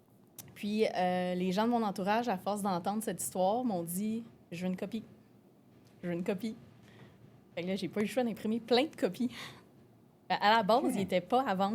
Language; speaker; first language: French; native; French